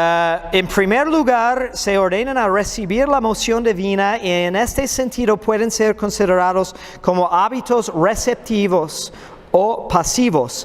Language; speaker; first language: Spanish; non-native, fluent; English